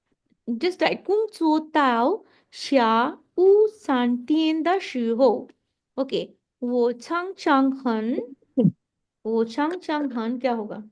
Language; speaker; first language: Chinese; non-native, learner; Hindi